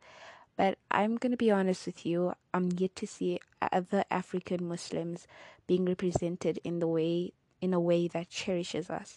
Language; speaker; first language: English; non-native, local second language; Nyanja